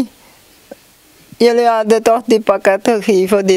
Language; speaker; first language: Dutch; non-native, local second language; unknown